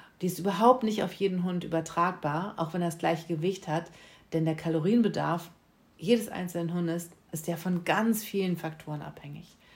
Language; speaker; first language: German; native; German